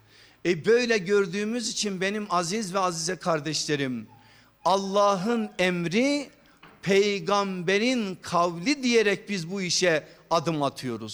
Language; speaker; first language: Turkish; native; Turkish